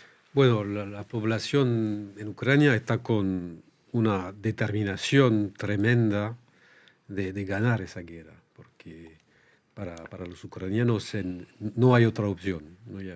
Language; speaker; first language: Spanish; non-native, fluent; French